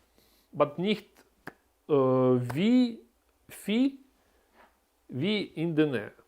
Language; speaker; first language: German; non-native, learner; Russian